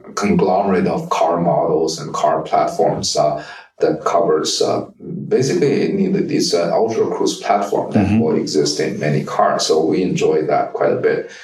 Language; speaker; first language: English; non-native, fluent; Chinese